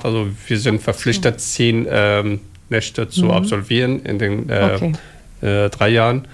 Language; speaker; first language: German; non-native, learner; Somali